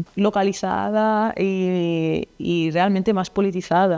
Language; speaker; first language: Spanish; non-native, local second language; Catalan